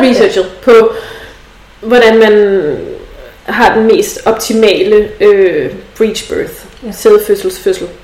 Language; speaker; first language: Danish; native; Danish